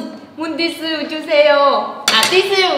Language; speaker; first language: Korean; non-native, learner; Vietnamese